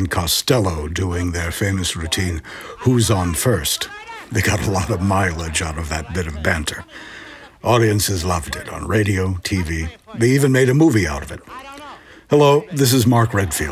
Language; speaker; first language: English; native; English